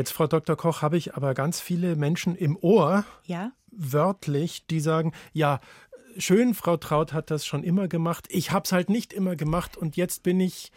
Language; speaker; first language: German; native; German